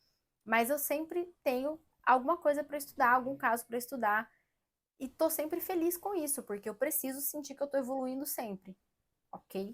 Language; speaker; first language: Portuguese; native; Portuguese